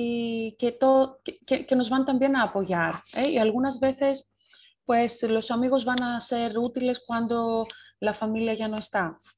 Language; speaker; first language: Spanish; non-native, fluent; Greek